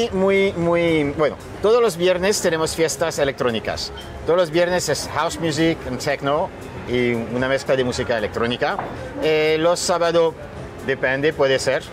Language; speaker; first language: Spanish; non-native, fluent; French